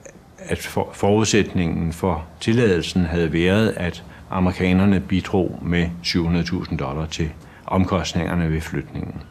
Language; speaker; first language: Danish; native; Danish